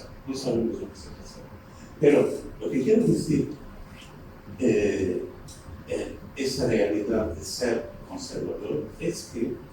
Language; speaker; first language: Spanish; non-native, fluent; Turkish